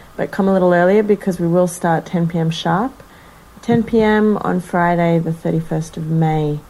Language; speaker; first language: English; native; English